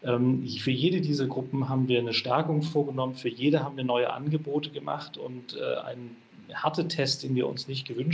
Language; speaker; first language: German; native; German